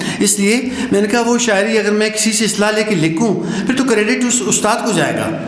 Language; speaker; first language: Urdu; non-native, local second language; Brahui